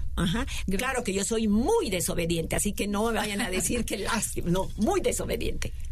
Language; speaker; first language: Spanish; native; Spanish